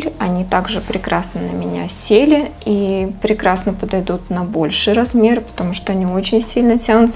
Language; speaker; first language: Russian; native; Russian